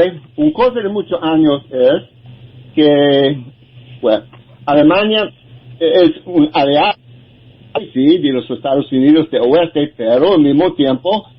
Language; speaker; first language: Spanish; non-native, learner; English